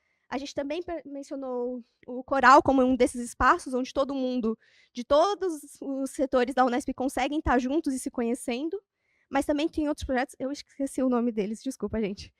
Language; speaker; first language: Portuguese; native; Portuguese